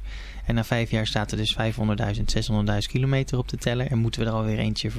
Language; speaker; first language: Dutch; native; Dutch